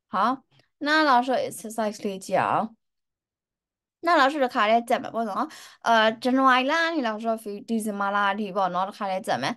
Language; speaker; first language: Chinese; native; Chinese